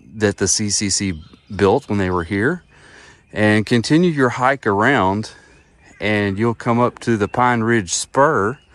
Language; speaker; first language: English; native; English